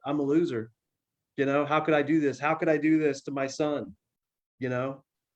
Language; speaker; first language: English; native; English